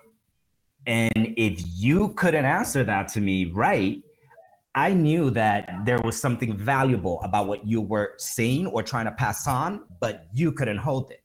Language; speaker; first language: English; native; English